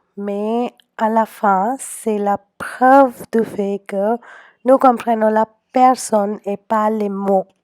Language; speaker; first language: French; non-native, learner; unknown